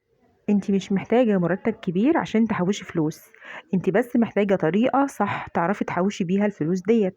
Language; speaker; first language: Arabic; native; Arabic